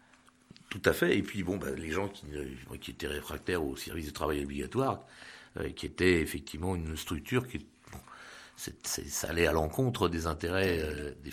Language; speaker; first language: French; native; French